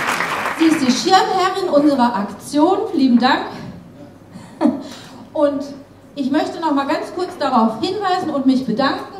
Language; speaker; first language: German; native; German